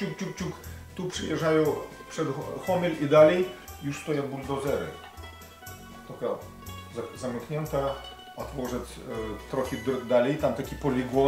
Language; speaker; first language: Polish; non-native, learner; Russian